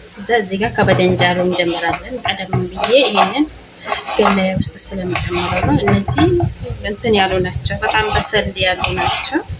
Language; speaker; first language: Amharic; native; Amharic